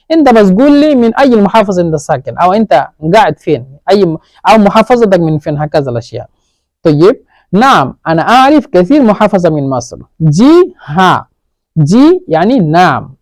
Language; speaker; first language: Arabic; non-native, learner; Bangla